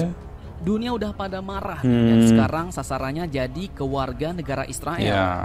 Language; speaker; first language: Indonesian; native; Indonesian